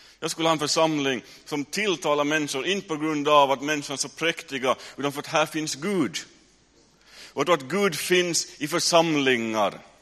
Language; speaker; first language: Swedish; native; Swedish